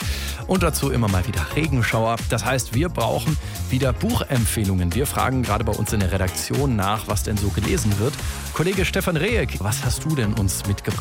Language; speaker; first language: German; native; German